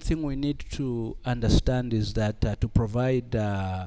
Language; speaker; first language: English; non-native, local second language; Bemba